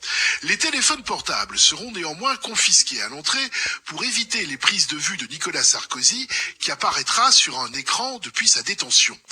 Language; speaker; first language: French; native; French